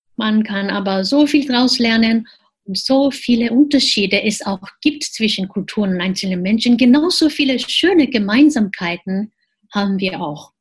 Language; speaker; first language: German; non-native, fluent; Japanese